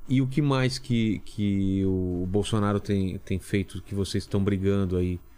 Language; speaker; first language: Portuguese; native; Portuguese